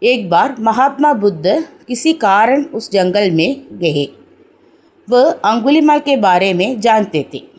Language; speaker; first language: Hindi; non-native, local second language; Malayalam